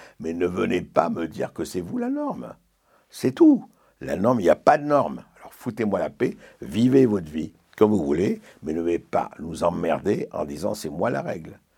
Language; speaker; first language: French; native; French